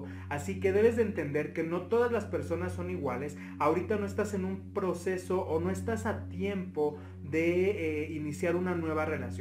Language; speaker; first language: Spanish; native; Spanish